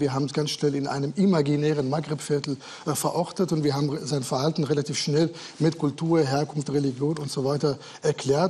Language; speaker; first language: German; native; German